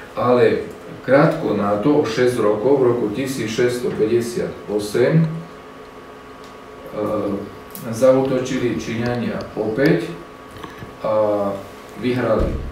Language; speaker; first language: Slovak; native; Slovak